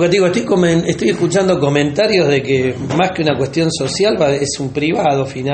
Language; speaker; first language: Spanish; native; Spanish